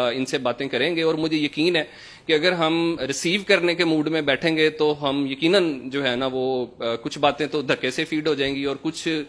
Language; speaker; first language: Urdu; non-native, local second language; Punjabi